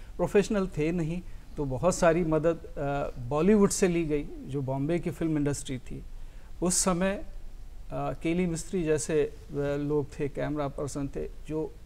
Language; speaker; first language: Hindi; native; Hindi